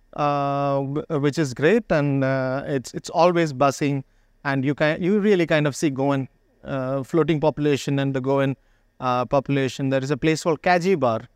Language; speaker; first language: English; non-native, local second language; Malayalam